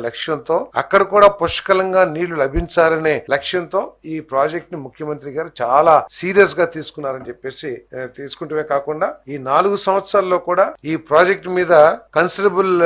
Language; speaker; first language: Telugu; native; Telugu